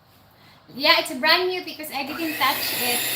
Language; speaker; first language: English; non-native, local second language; Cebuano